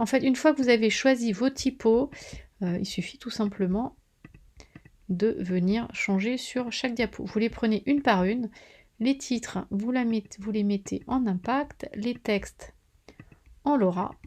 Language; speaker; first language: French; native; French